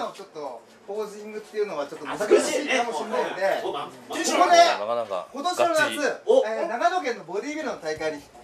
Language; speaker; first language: Japanese; native; Japanese